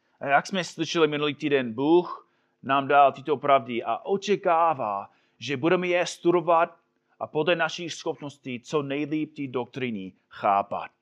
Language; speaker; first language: Czech; non-native, fluent; English